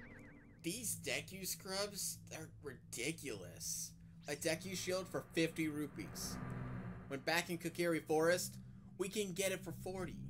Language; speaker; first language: English; native; English